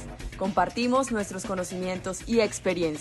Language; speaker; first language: Spanish; native; Spanish